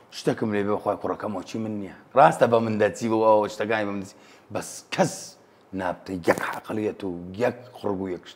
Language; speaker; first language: Central Kurdish; native; Central Kurdish